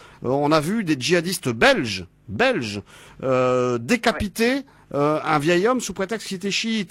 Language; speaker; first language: French; native; French